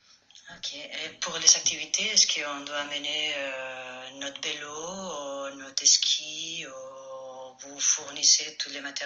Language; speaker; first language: French; non-native, fluent; Spanish